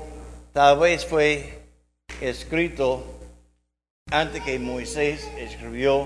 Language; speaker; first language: Spanish; non-native, learner; English